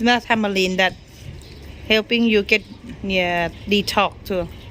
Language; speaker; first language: English; non-native, learner; Thai